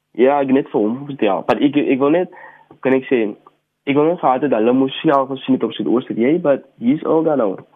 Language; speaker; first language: Afrikaans; native; Afrikaans